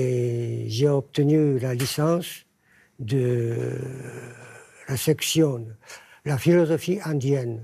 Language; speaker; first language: French; non-native, fluent; Japanese